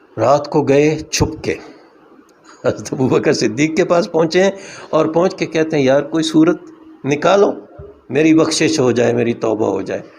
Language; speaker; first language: Urdu; non-native, local second language; Punjabi